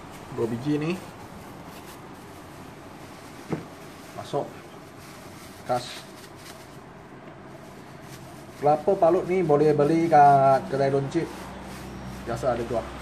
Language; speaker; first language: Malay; non-native, local second language; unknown